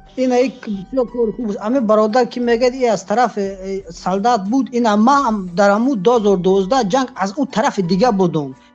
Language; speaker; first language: Tajik; non-native, local second language; Shughni